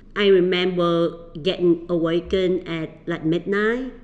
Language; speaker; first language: English; early bilingual, other home language; Vietnamese